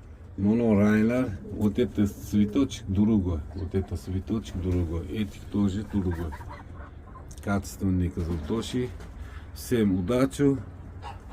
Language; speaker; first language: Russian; non-native, local second language; Uzbek